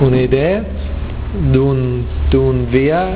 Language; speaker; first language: Spanish; non-native, learner; English